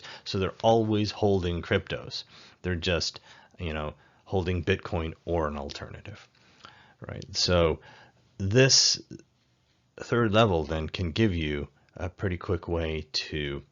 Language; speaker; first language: English; native; English